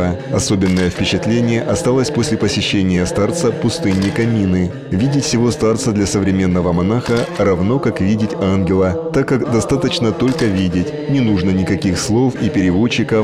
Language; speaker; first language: Russian; native; Russian